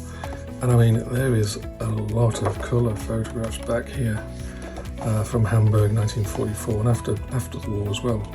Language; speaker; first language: English; native; English